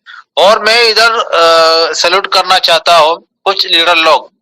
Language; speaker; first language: Hindi; non-native, local second language; Malayalam